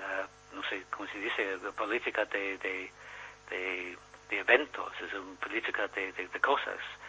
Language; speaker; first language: Spanish; non-native, learner; English